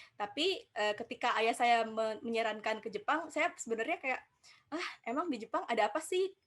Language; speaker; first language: Indonesian; native; Indonesian